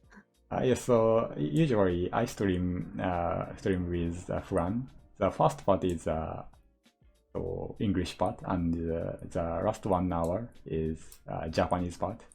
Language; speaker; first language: English; non-native, learner; Japanese